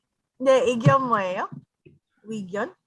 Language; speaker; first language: Korean; non-native, learner; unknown